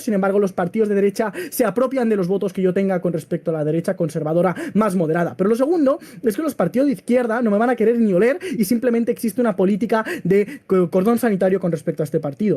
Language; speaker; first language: Spanish; native; Spanish